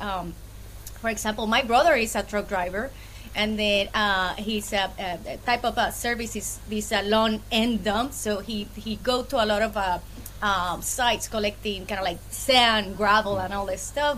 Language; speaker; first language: English; non-native, fluent; Spanish